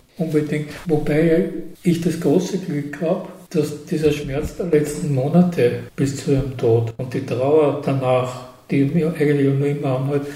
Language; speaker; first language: German; native; German